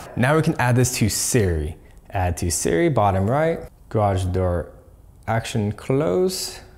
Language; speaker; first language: English; native; English